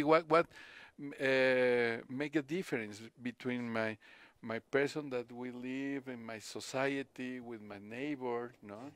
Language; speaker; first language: English; non-native, learner; Spanish